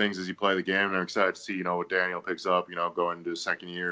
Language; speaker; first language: English; native; English